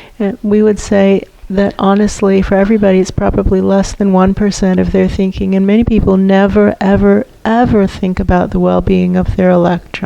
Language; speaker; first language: English; native; English